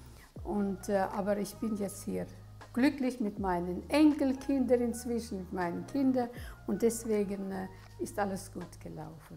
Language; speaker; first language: German; early bilingual, heritage; German